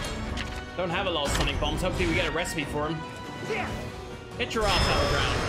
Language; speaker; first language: English; native; English